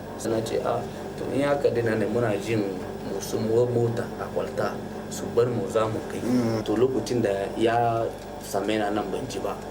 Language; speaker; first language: Hausa; non-native, local second language; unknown